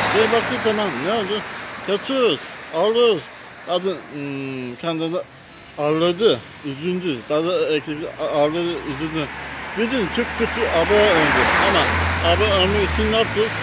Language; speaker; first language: Turkish; non-native, learner; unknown